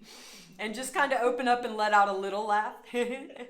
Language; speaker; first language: English; native; English